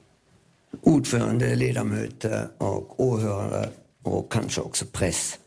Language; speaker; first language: Swedish; non-native, fluent; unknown